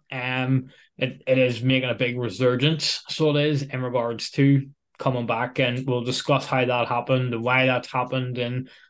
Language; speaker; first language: English; native; English